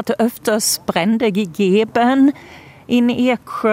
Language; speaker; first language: German; non-native, fluent; Swedish